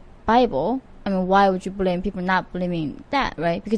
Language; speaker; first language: English; non-native, fluent; Korean